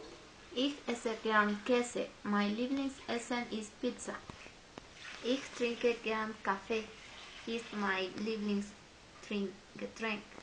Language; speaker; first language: German; non-native, learner; Spanish